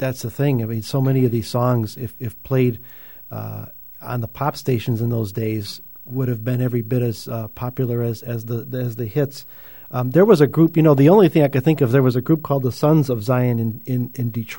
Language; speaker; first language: English; native; English